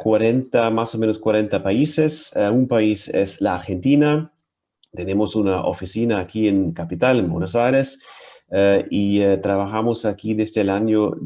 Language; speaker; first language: Spanish; non-native, fluent; German